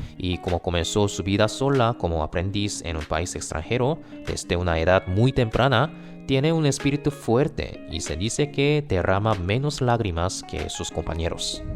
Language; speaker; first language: Spanish; non-native, fluent; Korean